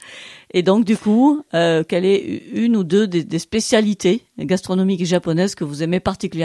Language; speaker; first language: French; native; French